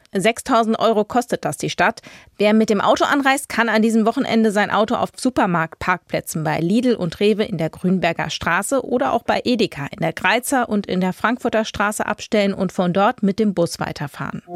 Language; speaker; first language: German; native; German